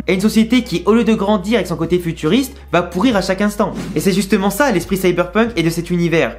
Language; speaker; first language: French; native; French